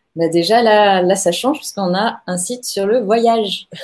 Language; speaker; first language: French; native; French